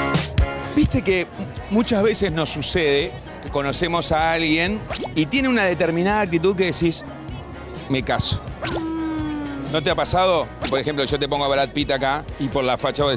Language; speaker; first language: Spanish; native; Spanish